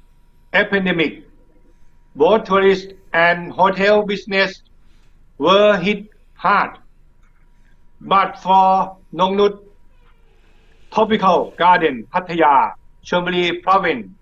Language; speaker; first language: English; non-native, learner; Thai